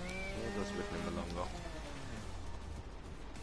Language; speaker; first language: German; native; German